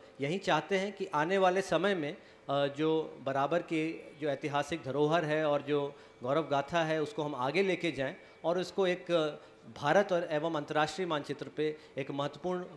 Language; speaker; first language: Hindi; native; Hindi